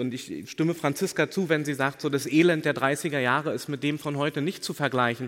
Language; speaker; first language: German; native; German